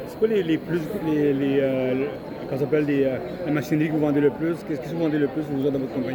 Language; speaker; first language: French; native; French